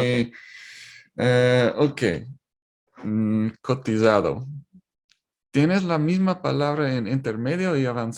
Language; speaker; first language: Spanish; non-native, learner; English